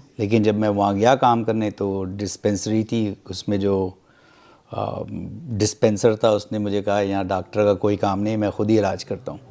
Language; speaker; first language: Urdu; native; Urdu